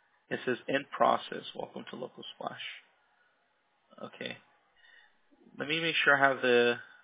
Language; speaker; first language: English; early bilingual, other home language; Spanish